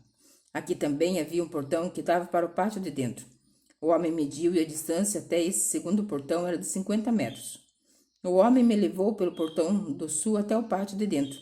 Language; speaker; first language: Portuguese; native; Portuguese